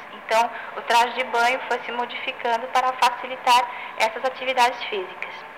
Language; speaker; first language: Portuguese; native; Portuguese